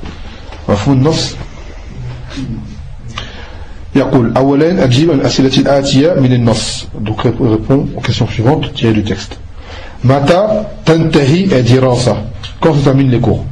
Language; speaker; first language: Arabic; non-native, fluent; French